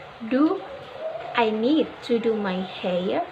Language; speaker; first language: English; non-native, learner; Indonesian